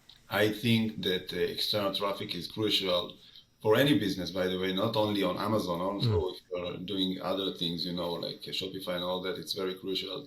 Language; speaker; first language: English; non-native, fluent; Hebrew